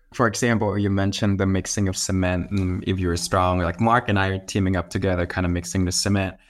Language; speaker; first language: English; non-native, fluent; Thai